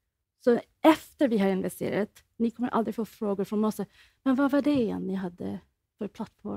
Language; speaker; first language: Swedish; non-native, fluent; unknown